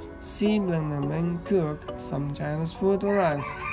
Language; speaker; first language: English; non-native, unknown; Indonesian